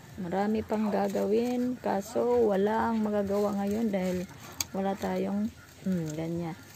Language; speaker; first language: Filipino; non-native, local second language; Waray